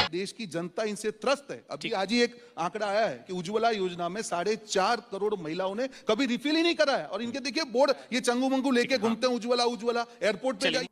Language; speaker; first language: Hindi; non-native, local second language; Gujarati